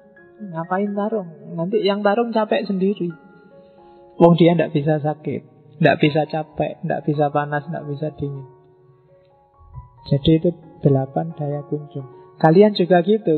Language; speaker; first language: Indonesian; non-native, local second language; Javanese